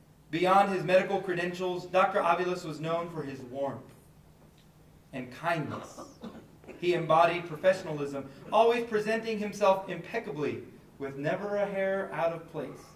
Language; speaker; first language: English; native; English